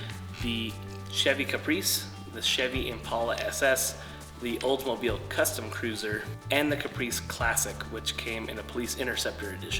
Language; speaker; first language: English; native; English